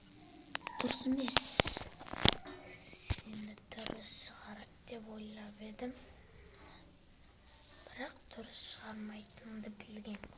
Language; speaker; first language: Kazakh; native; Kazakh